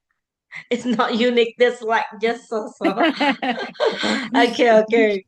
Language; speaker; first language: English; non-native, learner; Indonesian